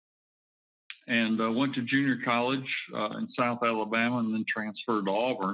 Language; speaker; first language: English; native; English